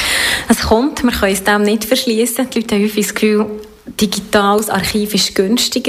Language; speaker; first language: German; native; German